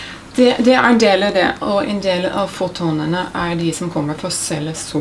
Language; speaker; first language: Norwegian; non-native, fluent; English